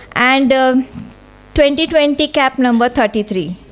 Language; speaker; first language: English; non-native, local second language; Marathi